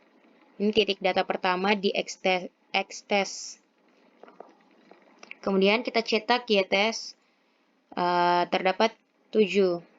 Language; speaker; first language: Indonesian; native; Indonesian